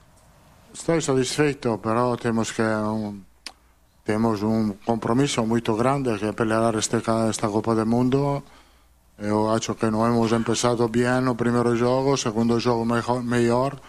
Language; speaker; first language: Portuguese; non-native, fluent; Italian